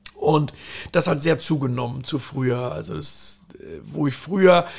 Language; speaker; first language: German; native; German